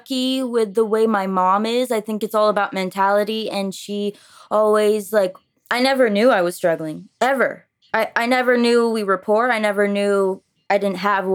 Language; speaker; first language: English; early bilingual, other home language; French